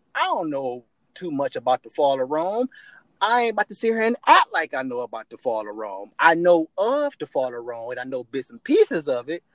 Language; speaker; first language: English; native; English